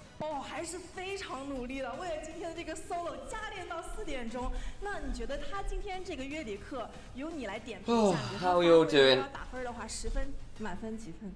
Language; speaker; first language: Chinese; native; Chinese